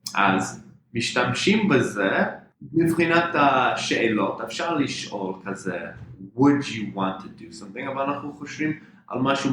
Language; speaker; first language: Hebrew; non-native, fluent; English